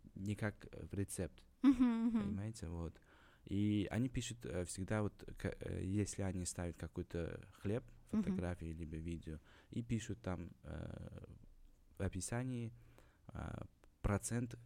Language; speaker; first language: Russian; non-native, local second language; Uzbek